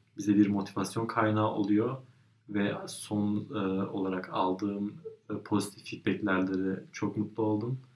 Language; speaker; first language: Turkish; native; Turkish